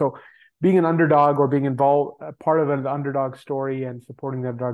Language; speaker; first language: English; native; English